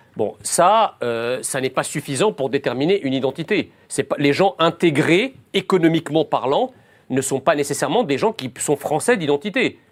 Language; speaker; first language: French; early bilingual, other home language; Arabic